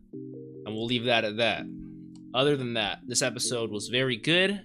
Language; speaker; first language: English; native; English